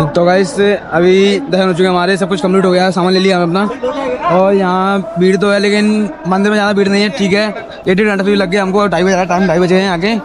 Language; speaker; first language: Hindi; native; Hindi